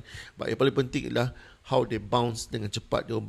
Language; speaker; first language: Malay; native; Malay